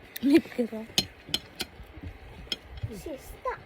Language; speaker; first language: Swedish; early bilingual, other home language; Thai